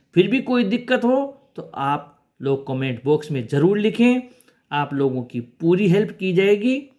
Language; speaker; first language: Hindi; native; Hindi